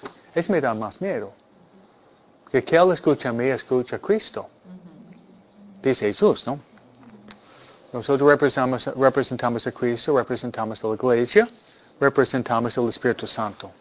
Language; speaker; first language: Spanish; non-native, fluent; English